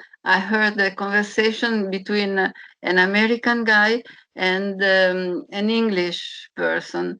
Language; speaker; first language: English; non-native, learner; Italian